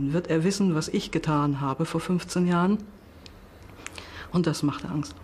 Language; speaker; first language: German; native; German